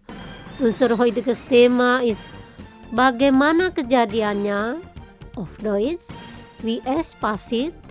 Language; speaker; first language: German; non-native, fluent; Indonesian